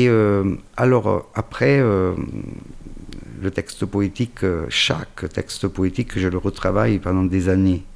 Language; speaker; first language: French; non-native, fluent; Italian